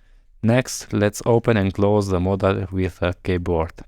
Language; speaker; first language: English; non-native, fluent; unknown